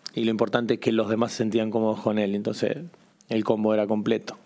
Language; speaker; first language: Spanish; native; Spanish